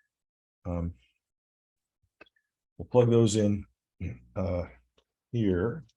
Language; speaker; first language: English; native; English